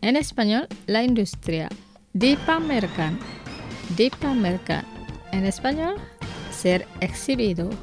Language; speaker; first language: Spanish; non-native, fluent; Indonesian